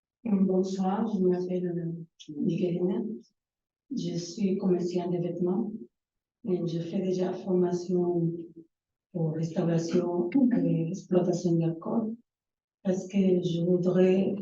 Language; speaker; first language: French; non-native, learner; Spanish